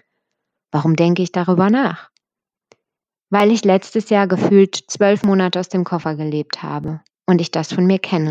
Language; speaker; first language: German; native; German